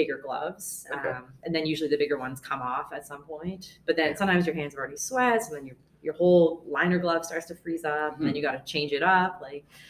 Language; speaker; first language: English; native; English